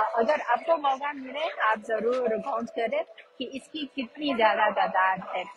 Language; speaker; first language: Urdu; non-native, fluent; Chinese